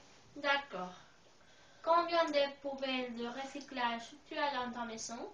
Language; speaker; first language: French; non-native, learner; Spanish